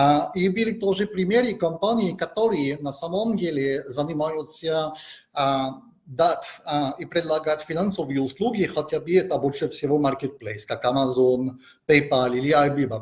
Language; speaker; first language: Russian; non-native, fluent; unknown